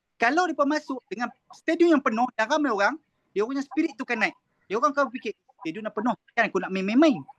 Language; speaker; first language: Malay; native; Malay